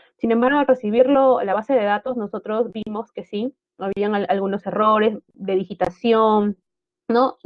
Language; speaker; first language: Spanish; native; Spanish